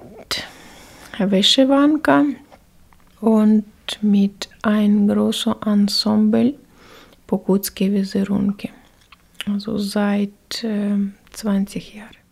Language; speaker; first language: German; non-native, learner; Ukrainian